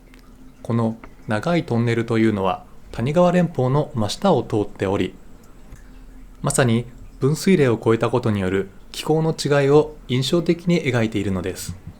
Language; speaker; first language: Japanese; native; Japanese